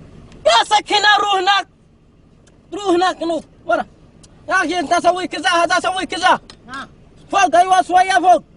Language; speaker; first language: Arabic; non-native, learner; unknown